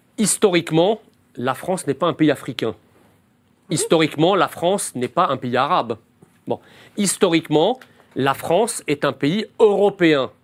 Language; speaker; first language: French; early bilingual, other home language; Arabic